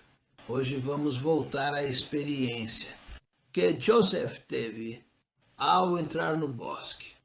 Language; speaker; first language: Portuguese; non-native, fluent; English